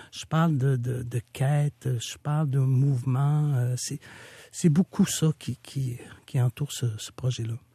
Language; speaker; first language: French; non-native, local second language; Innu-aimun